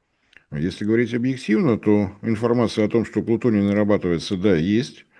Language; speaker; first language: Russian; native; Russian